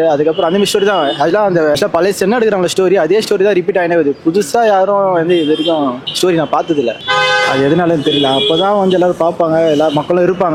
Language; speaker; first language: Tamil; native; Tamil